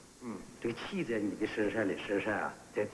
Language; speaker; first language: Chinese; native; Chinese